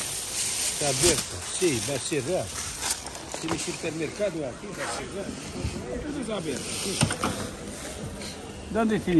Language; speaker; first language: Spanish; non-native, learner; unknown